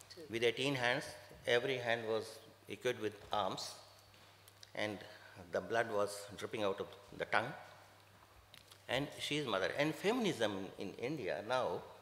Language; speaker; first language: English; non-native, local second language; Bhojpuri